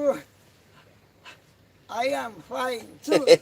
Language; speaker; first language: English; non-native, learner; Japanese